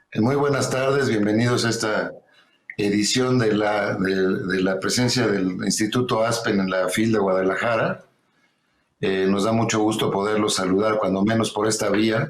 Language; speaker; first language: Spanish; native; Spanish